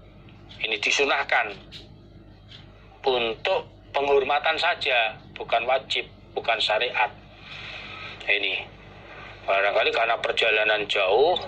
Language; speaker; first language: Indonesian; non-native, local second language; Javanese